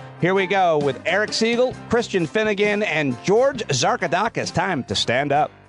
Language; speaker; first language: English; native; English